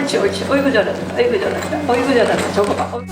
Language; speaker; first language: Korean; native; Korean